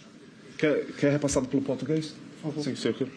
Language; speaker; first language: Portuguese; non-native, fluent; English